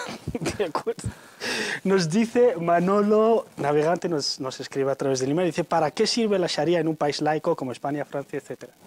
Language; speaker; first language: Spanish; native; Spanish